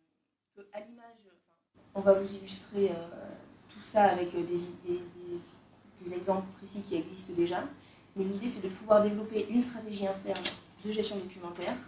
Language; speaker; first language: French; native; French